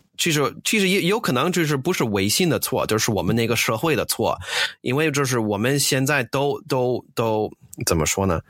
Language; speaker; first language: Chinese; non-native, fluent; English